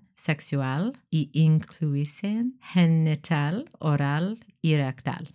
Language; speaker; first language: Spanish; non-native, learner; English